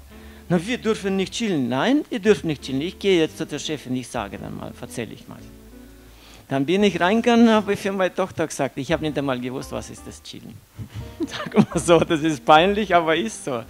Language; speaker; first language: German; non-native, fluent; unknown